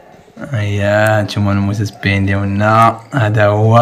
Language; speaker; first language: Arabic; native; Arabic